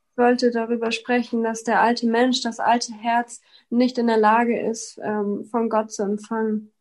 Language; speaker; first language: German; non-native, fluent; English